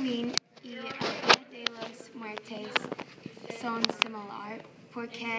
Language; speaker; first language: Spanish; non-native, learner; English